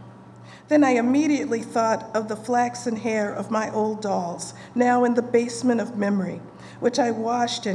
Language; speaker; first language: English; native; English